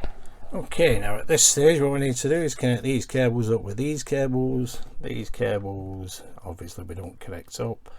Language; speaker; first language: English; native; English